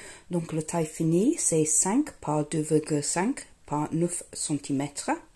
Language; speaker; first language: French; non-native, fluent; English